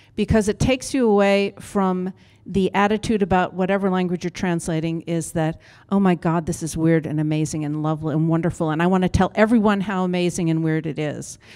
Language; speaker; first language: English; native; English